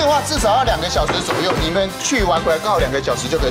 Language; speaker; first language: Chinese; native; Chinese